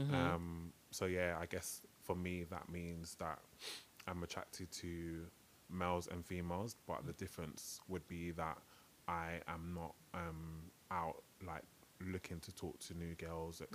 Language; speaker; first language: English; native; English